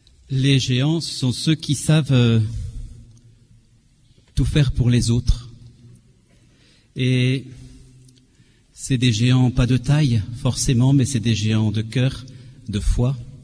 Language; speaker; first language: French; non-native, fluent; Portuguese